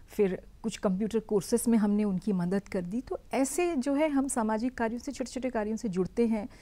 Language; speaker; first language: Hindi; native; Hindi